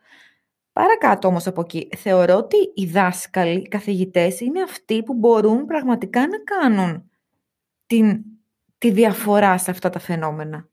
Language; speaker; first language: Greek; native; Greek